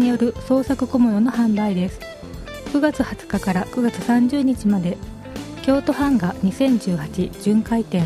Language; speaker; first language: Japanese; native; Japanese